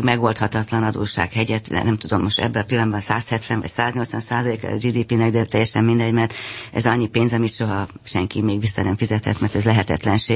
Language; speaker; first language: Hungarian; native; Hungarian